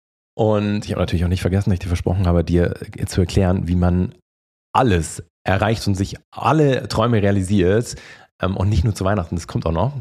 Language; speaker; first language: German; native; German